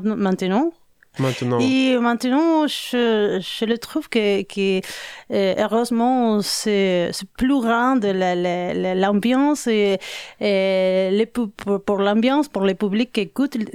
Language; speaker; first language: French; non-native, learner; Spanish